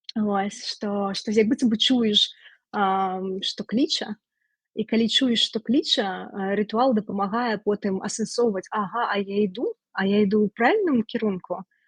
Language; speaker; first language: Belarusian; non-native, local second language; Russian